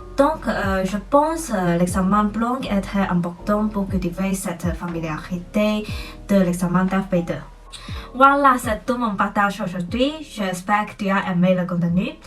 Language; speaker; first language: French; non-native, fluent; Chinese